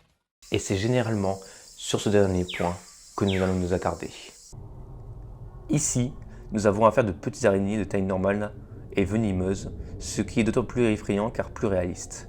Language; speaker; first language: French; native; French